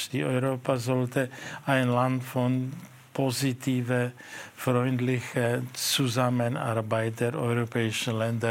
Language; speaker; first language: German; non-native, fluent; Czech